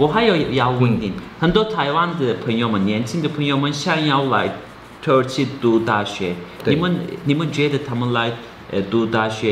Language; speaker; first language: Chinese; non-native, learner; Turkish